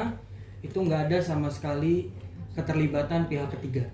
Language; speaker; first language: Indonesian; native; Indonesian